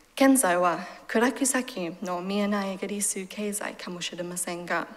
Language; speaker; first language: Japanese; non-native, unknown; English